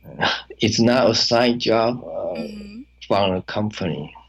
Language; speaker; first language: English; non-native, learner; Chinese